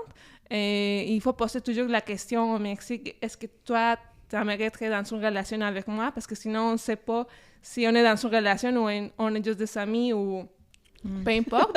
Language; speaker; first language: French; non-native, fluent; Spanish